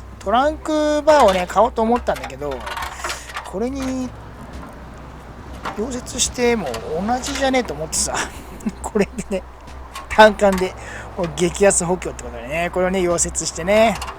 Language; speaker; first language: Japanese; native; Japanese